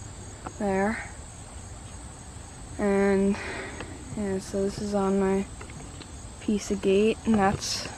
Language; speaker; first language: English; native; English